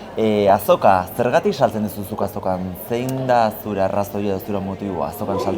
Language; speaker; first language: Basque; native; Basque